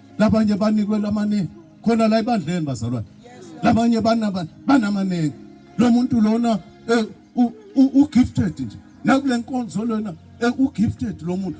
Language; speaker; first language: Zulu; non-native, local second language; Swati